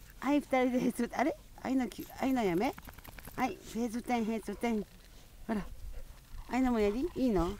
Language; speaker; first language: Japanese; native; Japanese